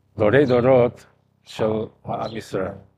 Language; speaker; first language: Hebrew; non-native, fluent; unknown